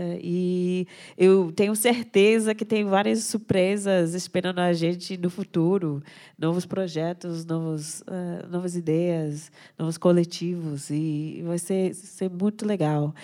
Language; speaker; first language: Portuguese; non-native, fluent; English